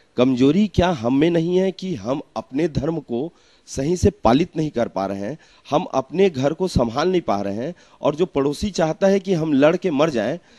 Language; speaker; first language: Hindi; native; Hindi